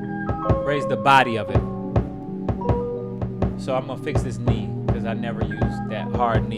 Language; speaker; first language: English; native; English